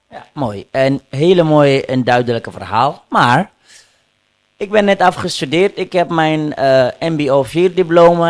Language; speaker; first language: Dutch; non-native, fluent; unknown